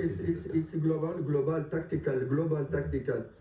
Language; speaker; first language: English; non-native, learner; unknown